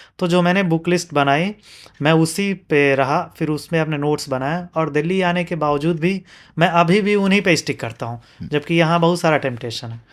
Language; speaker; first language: Hindi; native; Hindi